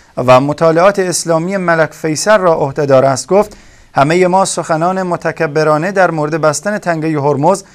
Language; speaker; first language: Persian; non-native, local second language; Kurdish